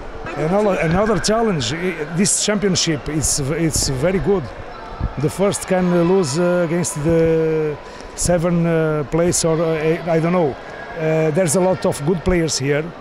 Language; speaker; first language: English; non-native, learner; Portuguese